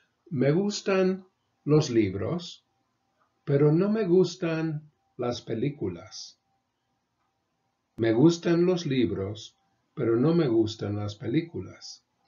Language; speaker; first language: Spanish; non-native, fluent; English